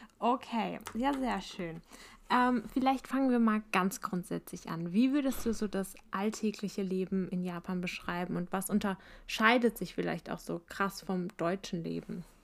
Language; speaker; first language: German; native; German